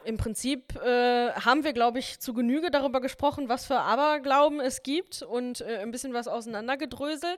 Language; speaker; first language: German; native; German